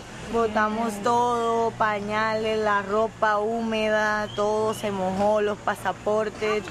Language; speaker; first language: Spanish; native; Spanish